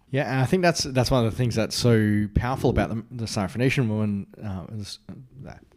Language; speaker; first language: English; native; English